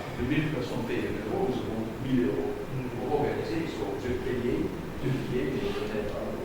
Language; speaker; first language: French; non-native, learner; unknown